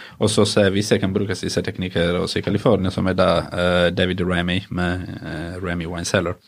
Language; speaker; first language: Norwegian; non-native, fluent; Italian